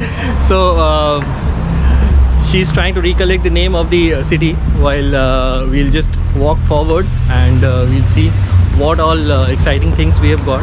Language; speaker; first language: English; non-native, local second language; Hindi